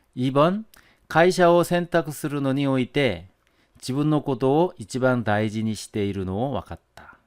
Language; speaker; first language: Japanese; non-native, fluent; Korean